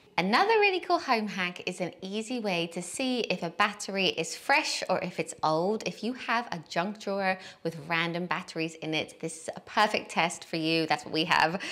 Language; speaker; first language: English; native; English